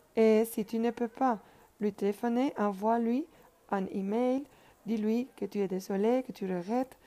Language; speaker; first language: French; non-native, fluent; Spanish